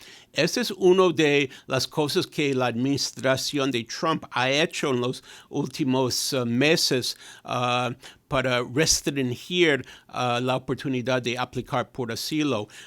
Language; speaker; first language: Spanish; non-native, fluent; English